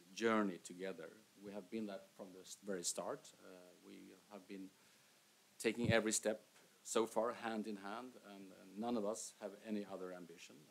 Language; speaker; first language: English; non-native, fluent; Swedish